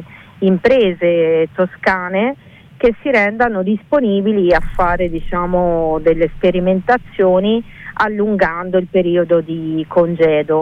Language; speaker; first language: Italian; native; Italian